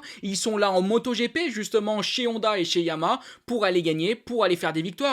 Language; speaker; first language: French; native; French